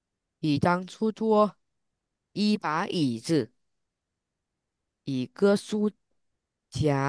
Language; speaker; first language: Chinese; non-native, learner; Vietnamese